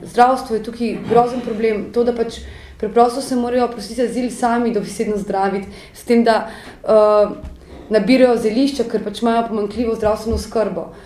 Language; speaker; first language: Slovenian; native; Slovenian